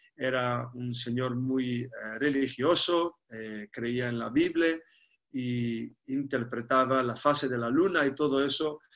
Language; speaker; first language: Spanish; non-native, fluent; Greek